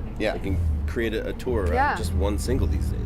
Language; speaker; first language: English; native; English